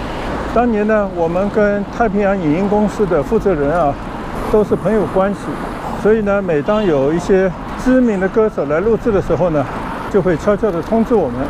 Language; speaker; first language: Chinese; non-native, local second language; Cantonese